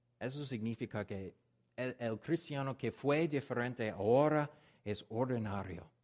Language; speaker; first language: Spanish; non-native, learner; English